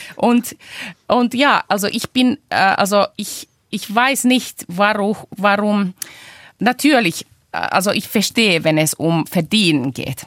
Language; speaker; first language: German; non-native, fluent; Finnish